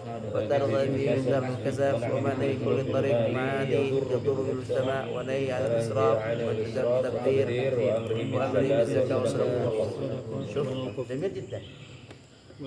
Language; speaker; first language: Arabic; non-native, fluent; Indonesian